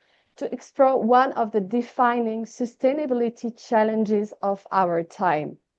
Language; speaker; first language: English; non-native, fluent; French